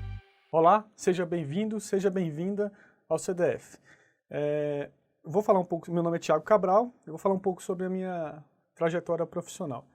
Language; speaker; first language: Portuguese; native; Portuguese